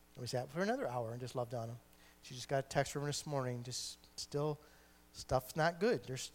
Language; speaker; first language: English; native; English